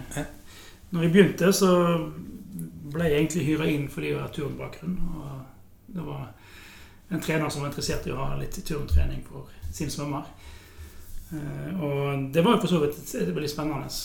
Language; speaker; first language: Norwegian; native; Norwegian